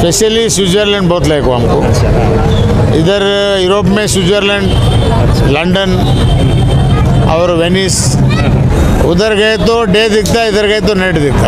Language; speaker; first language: Hindi; non-native, local second language; Kannada